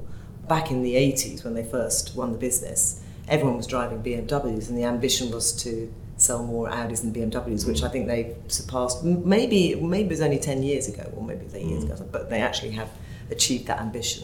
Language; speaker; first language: English; native; English